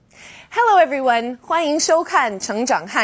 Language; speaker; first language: Chinese; non-native, fluent; English